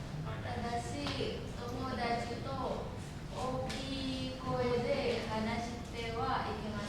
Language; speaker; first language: Japanese; non-native, learner; Indonesian